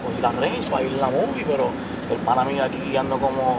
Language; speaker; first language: Spanish; native; Spanish